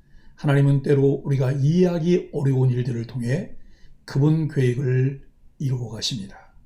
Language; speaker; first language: Korean; native; Korean